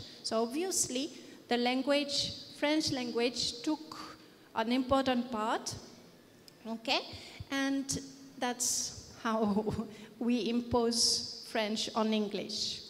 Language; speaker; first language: English; non-native, fluent; French